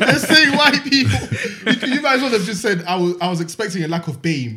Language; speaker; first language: English; native; English